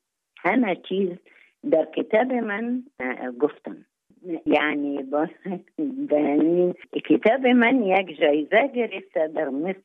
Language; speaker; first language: Persian; non-native, fluent; Arabic